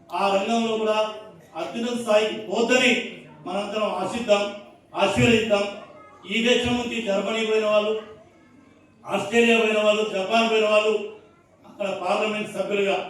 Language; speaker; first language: Telugu; native; Telugu